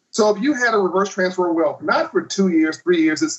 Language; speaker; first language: English; native; English